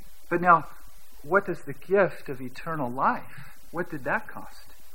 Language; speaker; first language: English; native; English